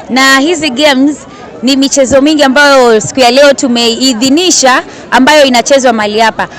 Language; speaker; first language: Swahili; non-native, local second language; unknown